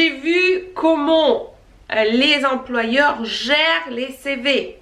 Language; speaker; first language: French; non-native, fluent; Russian